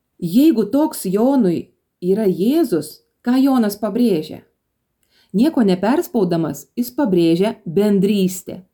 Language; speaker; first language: Lithuanian; native; Lithuanian